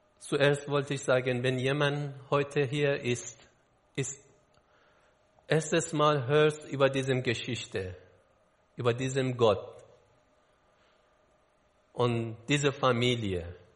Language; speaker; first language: German; non-native, learner; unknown